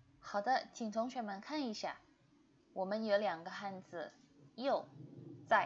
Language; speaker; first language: Chinese; non-native, fluent; Indonesian